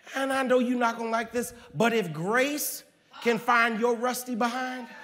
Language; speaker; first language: English; native; English